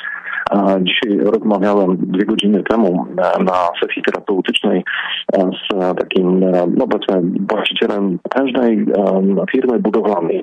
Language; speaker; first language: Polish; native; Polish